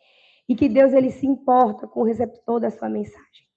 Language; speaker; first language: Portuguese; native; Portuguese